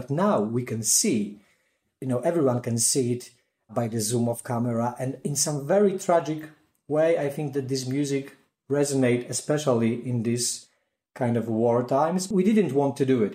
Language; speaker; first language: English; non-native, fluent; Polish